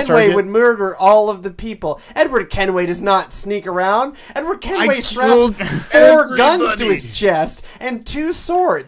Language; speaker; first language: English; native; English